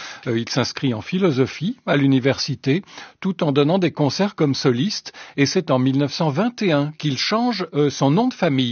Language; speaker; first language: French; native; French